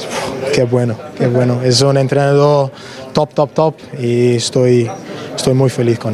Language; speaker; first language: Spanish; non-native, learner; English